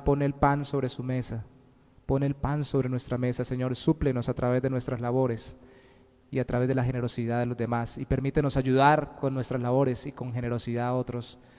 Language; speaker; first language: Spanish; native; Spanish